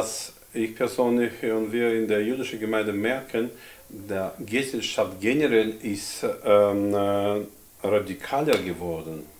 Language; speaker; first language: German; non-native, fluent; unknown